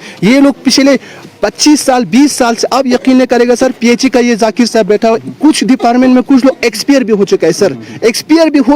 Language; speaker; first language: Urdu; non-native, local second language; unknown